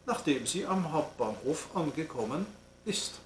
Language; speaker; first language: German; non-native, fluent; French